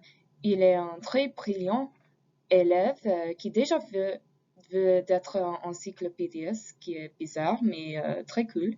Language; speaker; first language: French; non-native, fluent; English